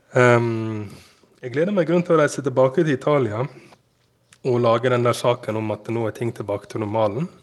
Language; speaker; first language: Norwegian; native; Norwegian